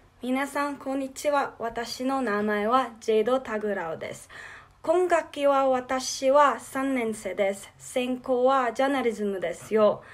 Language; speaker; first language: Japanese; non-native, learner; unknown